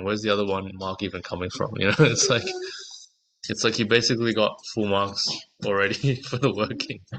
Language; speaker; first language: English; native; English